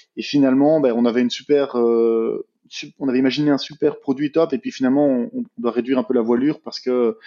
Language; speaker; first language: French; native; French